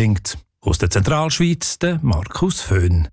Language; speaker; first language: German; native; German